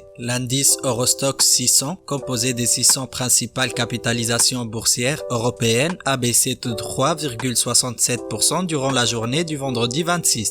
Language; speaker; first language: French; native; French